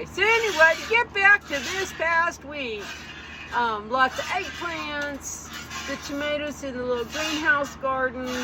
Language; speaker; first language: English; native; English